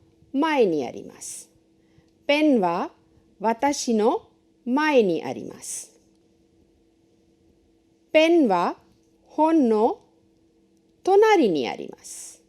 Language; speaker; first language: Japanese; non-native, fluent; Hindi